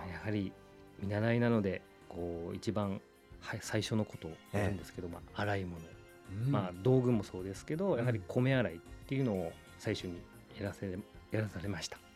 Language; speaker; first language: Japanese; native; Japanese